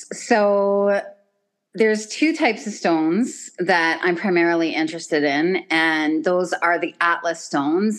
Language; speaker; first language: English; native; English